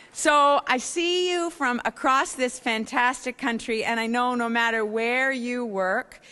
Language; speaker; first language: English; native; English